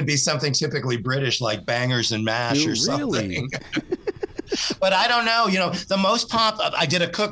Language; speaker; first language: English; native; English